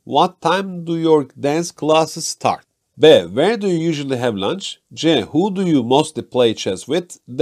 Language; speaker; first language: English; non-native, fluent; Turkish